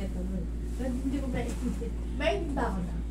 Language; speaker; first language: Filipino; native; Filipino